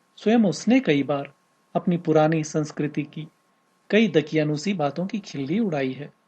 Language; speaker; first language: Hindi; native; Hindi